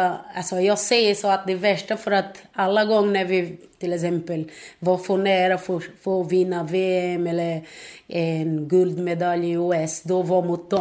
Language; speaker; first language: Swedish; non-native, fluent; Portuguese